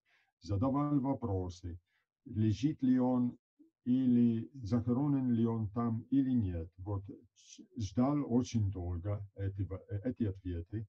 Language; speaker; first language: Russian; non-native, fluent; Italian